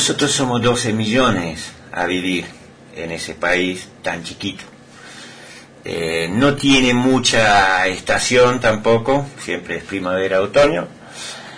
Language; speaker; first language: Spanish; non-native, fluent; Dutch